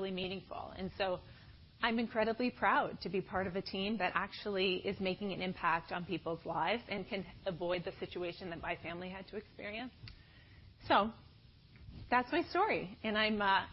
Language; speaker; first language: English; native; English